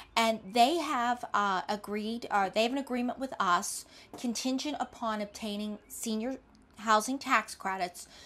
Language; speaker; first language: English; native; English